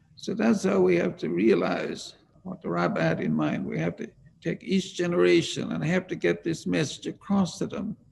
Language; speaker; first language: English; native; English